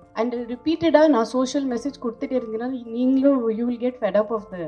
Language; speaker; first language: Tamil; non-native, fluent; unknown